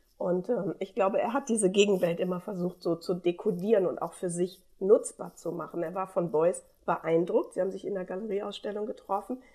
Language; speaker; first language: German; native; German